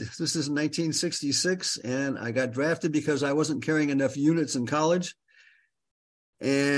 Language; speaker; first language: English; native; English